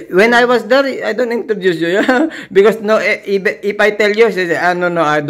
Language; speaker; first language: English; non-native, local second language; Filipino